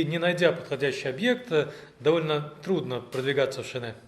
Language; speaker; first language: Russian; native; Russian